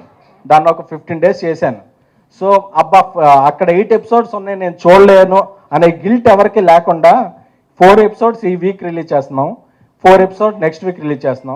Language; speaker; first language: Telugu; native; Telugu